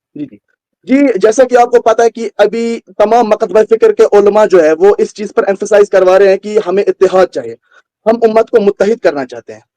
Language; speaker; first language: Urdu; native; Urdu